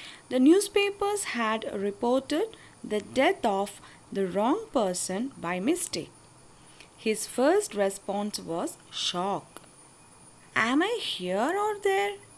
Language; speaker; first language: English; non-native, local second language; Malayalam